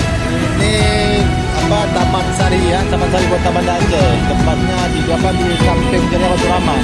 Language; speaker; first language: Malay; non-native, local second language; Achinese